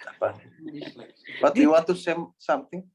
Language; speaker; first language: English; non-native, learner; Indonesian